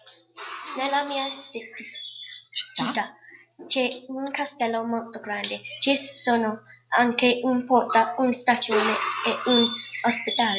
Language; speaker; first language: Italian; non-native, learner; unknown